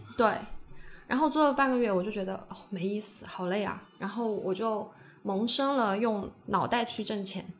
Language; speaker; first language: Chinese; native; Chinese